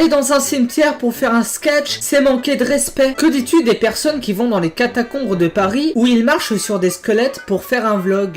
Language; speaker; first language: French; native; French